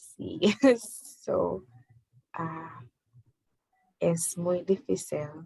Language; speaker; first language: Spanish; non-native, learner; English